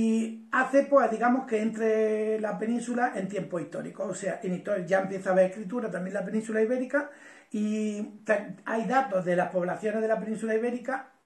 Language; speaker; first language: Spanish; native; Spanish